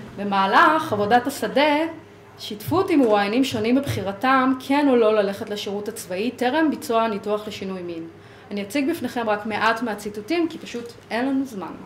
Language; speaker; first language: Hebrew; native; Hebrew